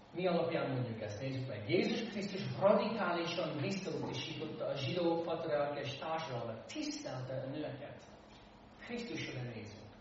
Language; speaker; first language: Hungarian; non-native, fluent; English